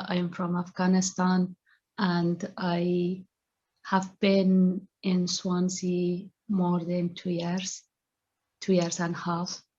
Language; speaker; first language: English; non-native, learner; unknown